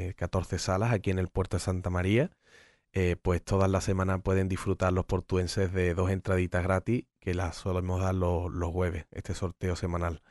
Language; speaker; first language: Spanish; native; Spanish